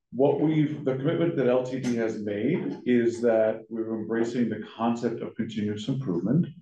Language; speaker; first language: English; native; English